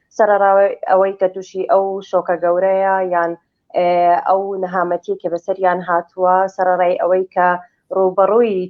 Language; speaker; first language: Central Kurdish; non-native, local second language; Kurdish